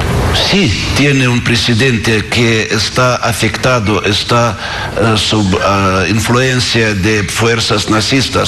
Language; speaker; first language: Spanish; non-native, fluent; Russian